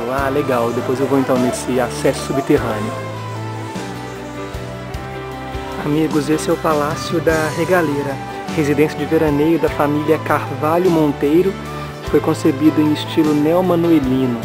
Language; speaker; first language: Portuguese; native; Portuguese